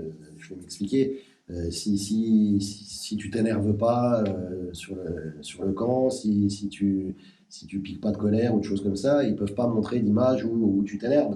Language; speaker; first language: French; native; French